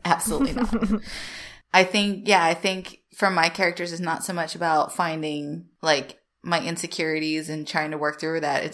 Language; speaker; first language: English; native; English